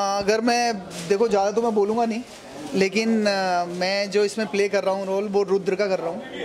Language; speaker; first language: Hindi; native; Hindi